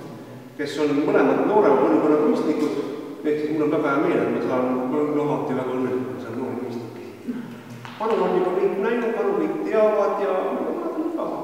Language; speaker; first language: Estonian; native; Estonian